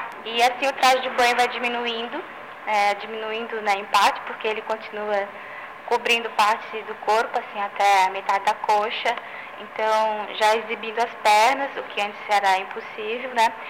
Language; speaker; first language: Portuguese; native; Portuguese